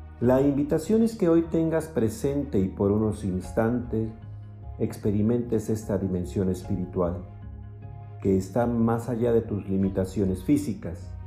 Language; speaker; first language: Spanish; native; Spanish